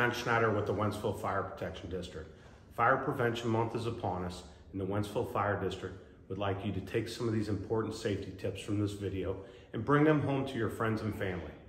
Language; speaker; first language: English; native; English